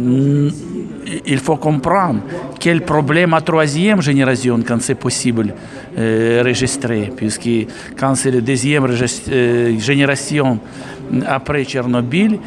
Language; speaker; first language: French; non-native, learner; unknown